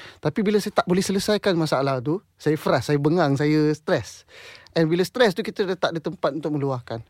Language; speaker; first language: Malay; non-native, local second language; English